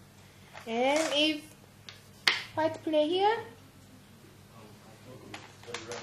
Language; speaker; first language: English; non-native, learner; Korean